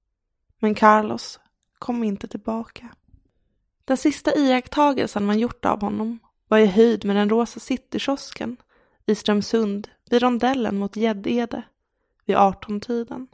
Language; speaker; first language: Swedish; native; Swedish